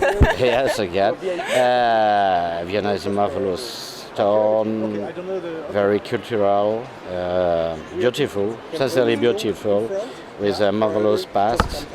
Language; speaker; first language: English; non-native, fluent; French